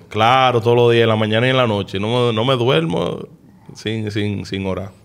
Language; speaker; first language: Spanish; early bilingual, heritage; Spanish